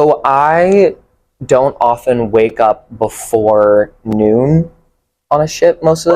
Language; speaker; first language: English; native; English